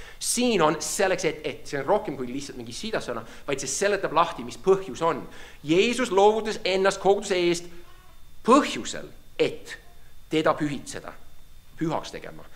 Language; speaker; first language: Estonian; non-native, fluent; English